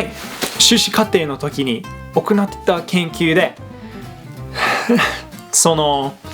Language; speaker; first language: Japanese; non-native, fluent; English